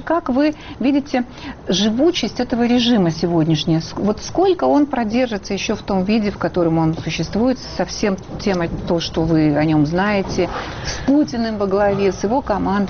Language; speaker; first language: Russian; native; Russian